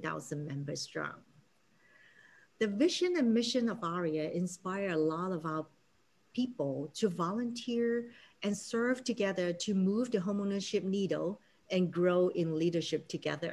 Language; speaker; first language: English; non-native, local second language; Cantonese